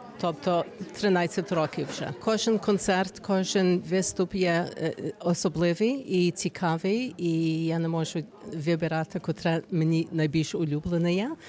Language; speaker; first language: Ukrainian; early bilingual, heritage; Ukrainian